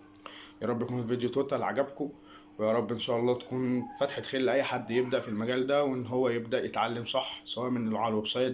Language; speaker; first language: Arabic; native; Arabic